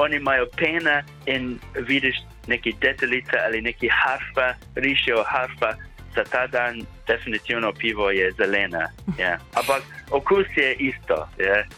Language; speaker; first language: Slovenian; non-native, learner; English